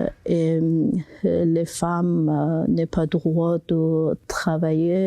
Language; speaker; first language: French; non-native, local second language; Persian